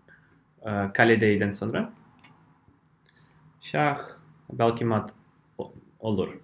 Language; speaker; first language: Turkish; non-native, fluent; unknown